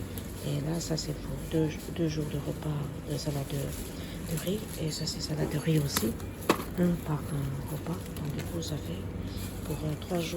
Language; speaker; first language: French; non-native, learner; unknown